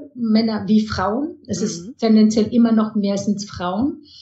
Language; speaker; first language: German; early bilingual, heritage; German